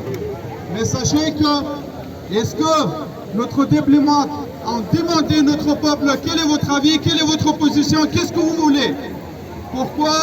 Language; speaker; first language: French; non-native, fluent; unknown